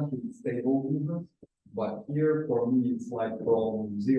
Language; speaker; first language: English; non-native, learner; Russian